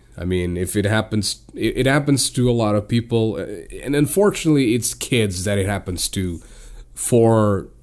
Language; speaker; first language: English; non-native, fluent; Portuguese